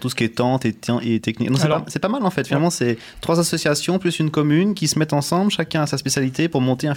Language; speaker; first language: French; native; French